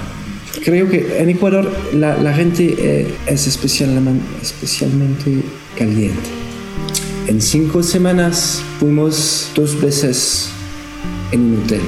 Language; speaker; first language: Spanish; non-native, learner; French